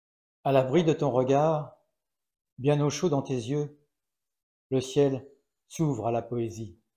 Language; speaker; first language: French; native; French